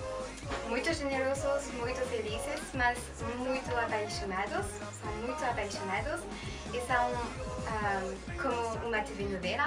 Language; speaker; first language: Portuguese; non-native, learner; French